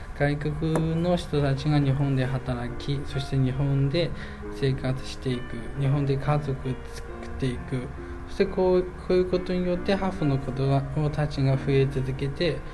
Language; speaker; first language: Japanese; non-native, fluent; Chinese